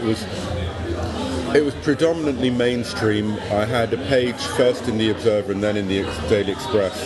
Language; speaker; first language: English; native; English